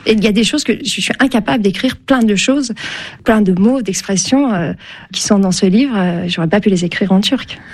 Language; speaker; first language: French; early bilingual, other home language; Turkish